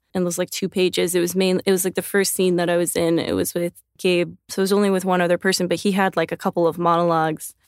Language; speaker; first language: English; native; English